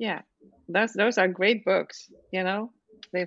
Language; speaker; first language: English; non-native, fluent; Dutch